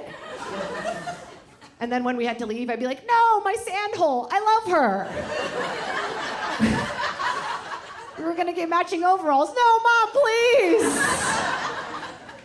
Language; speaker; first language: English; early bilingual, other home language; Portuguese